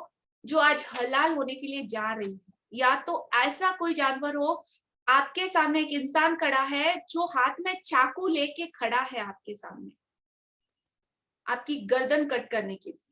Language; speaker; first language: Hindi; native; Hindi